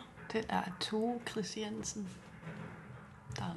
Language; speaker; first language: Danish; non-native, local second language; Kalaallisut